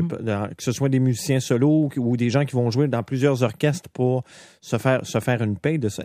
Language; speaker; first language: French; native; French